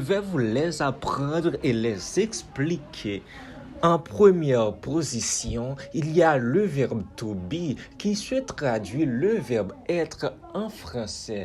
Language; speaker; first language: French; non-native, local second language; Haitian Creole